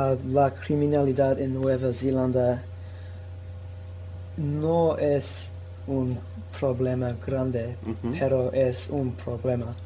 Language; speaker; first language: Spanish; non-native, learner; English